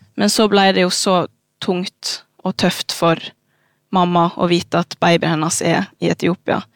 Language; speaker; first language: Norwegian; early bilingual, other home language; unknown